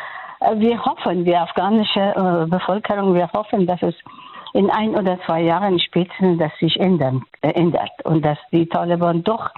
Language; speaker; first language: German; non-native, fluent; Persian